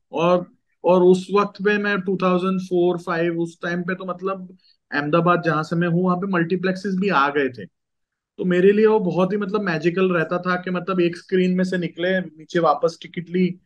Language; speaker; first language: Hindi; non-native, local second language; Gujarati